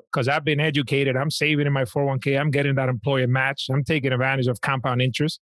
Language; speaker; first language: English; early bilingual, other home language; Spanish